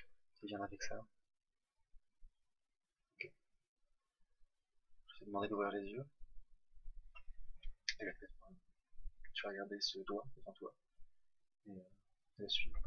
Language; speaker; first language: French; native; French